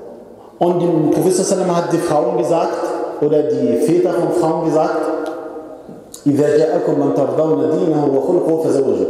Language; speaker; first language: German; non-native, fluent; Arabic